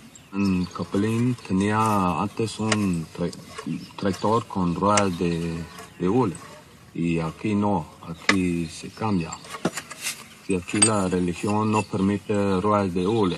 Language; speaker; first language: Spanish; non-native, local second language; Plautdietsch